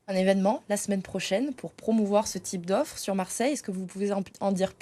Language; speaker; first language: French; native; French